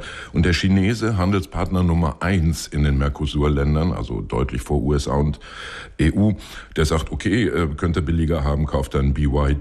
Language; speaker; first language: German; native; German